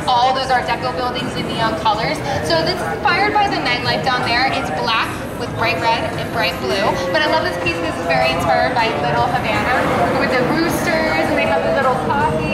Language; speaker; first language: English; native; English